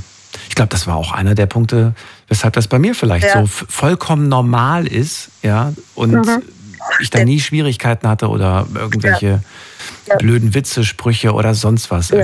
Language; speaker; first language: German; native; German